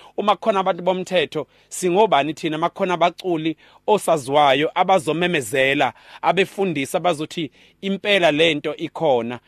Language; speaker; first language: Zulu; native; Zulu